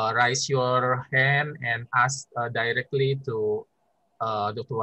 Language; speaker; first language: English; non-native, fluent; Indonesian